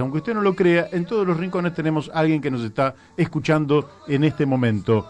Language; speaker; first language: Spanish; native; Spanish